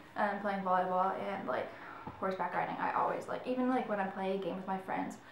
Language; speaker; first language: English; native; English